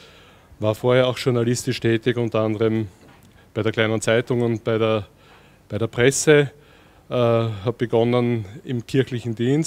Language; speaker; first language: German; native; German